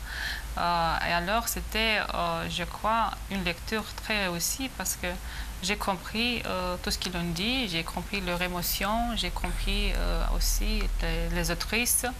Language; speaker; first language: French; non-native, fluent; Romanian